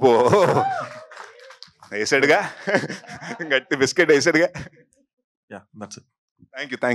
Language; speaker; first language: Telugu; native; Telugu